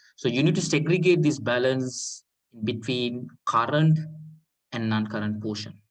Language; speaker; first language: English; non-native, local second language; Sinhala